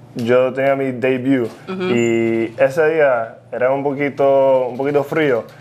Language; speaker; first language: Spanish; early bilingual, heritage; Spanish